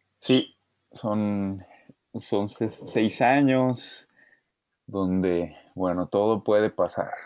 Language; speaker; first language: Spanish; native; Spanish